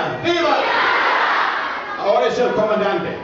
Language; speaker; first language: Spanish; non-native, fluent; English